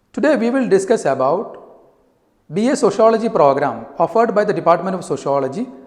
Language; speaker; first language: English; non-native, local second language; Malayalam